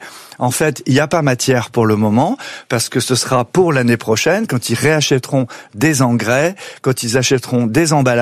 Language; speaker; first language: French; native; French